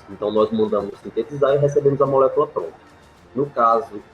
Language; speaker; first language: Portuguese; native; Portuguese